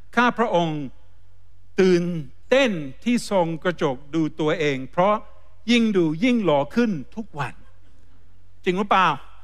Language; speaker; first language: Thai; non-native, fluent; English